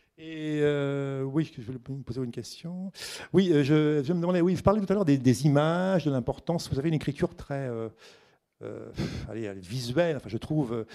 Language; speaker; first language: French; native; French